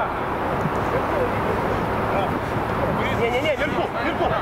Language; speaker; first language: Russian; native; Russian